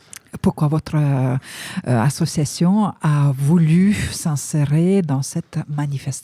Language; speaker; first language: French; native; French